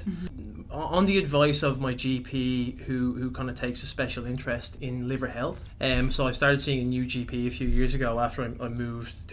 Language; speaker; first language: English; native; English